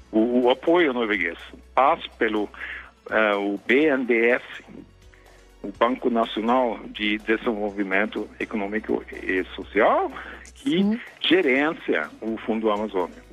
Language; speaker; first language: Portuguese; non-native, fluent; Norwegian